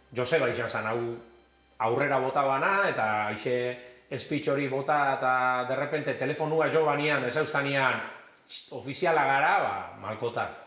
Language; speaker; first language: Basque; native; Basque